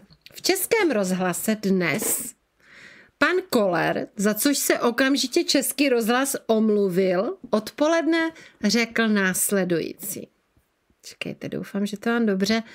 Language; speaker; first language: Czech; native; Czech